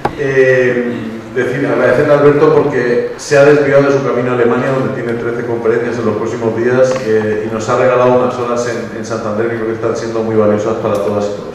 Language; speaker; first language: Spanish; native; Spanish